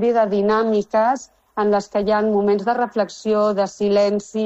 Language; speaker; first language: Catalan; non-native, local second language; Spanish